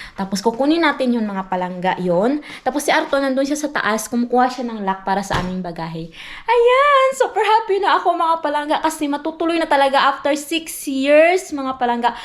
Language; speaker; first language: Filipino; non-native, local second language; Cebuano